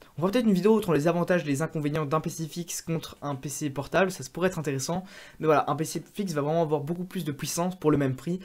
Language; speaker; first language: French; native; French